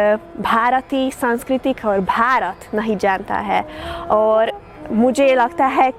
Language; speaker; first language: Hindi; non-native, learner; Hungarian